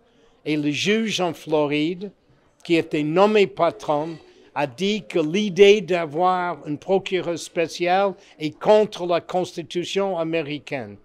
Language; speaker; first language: French; non-native, fluent; English